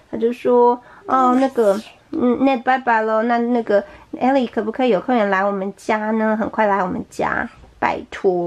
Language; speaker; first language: Chinese; native; Chinese